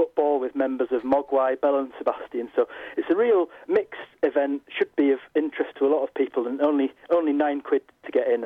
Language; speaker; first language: English; native; English